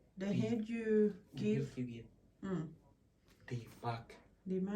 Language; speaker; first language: Thai; native; Thai